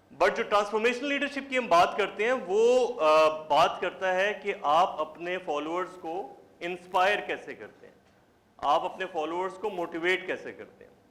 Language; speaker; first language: Urdu; native; Urdu